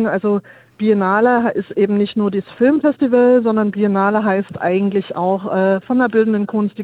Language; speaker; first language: German; native; German